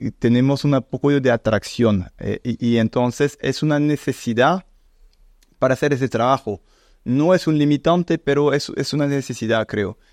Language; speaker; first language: Spanish; non-native, fluent; French